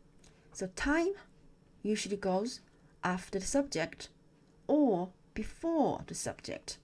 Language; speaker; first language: English; non-native, fluent; Chinese